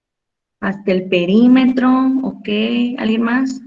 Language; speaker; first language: Spanish; native; Spanish